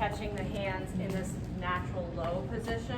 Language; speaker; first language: English; native; English